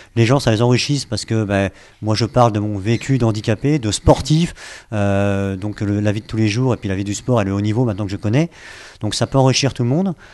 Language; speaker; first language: French; native; French